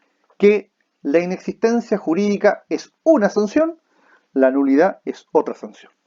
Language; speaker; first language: Spanish; native; Spanish